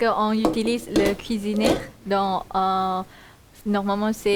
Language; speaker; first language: French; non-native, learner; Malay